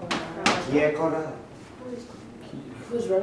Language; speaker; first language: Italian; non-native, learner; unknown